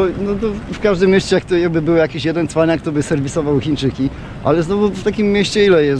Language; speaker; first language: Polish; native; Polish